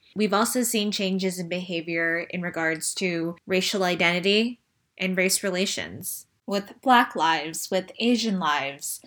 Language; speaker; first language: English; early bilingual, other home language; Chinese